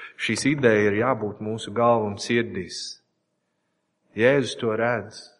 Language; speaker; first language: Latvian; non-native, learner; English